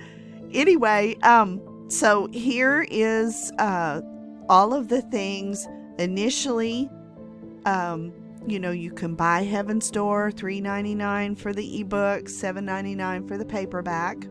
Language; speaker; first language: English; native; English